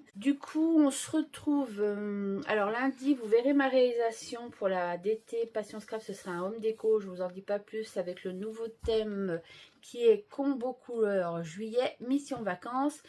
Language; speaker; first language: French; native; French